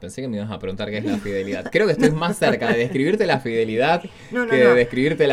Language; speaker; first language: Spanish; native; Spanish